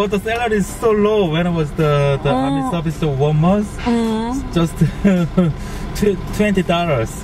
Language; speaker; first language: English; non-native, learner; Korean